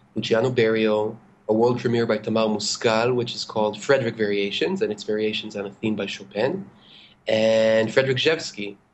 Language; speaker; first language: English; non-native, fluent; Hebrew